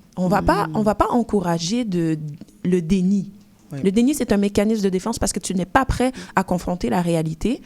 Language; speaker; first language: French; early bilingual, other home language; Haitian Creole